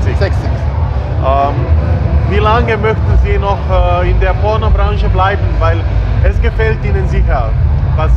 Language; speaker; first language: German; non-native, fluent; Slovenian